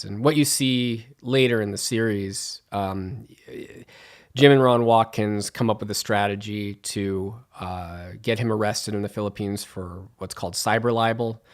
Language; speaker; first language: English; native; English